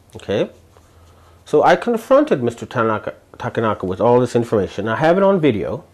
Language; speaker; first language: English; native; English